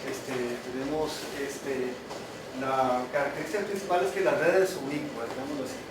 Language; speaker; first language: Spanish; native; Spanish